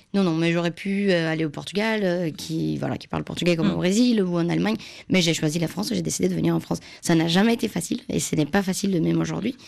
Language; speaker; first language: French; non-native, fluent; Portuguese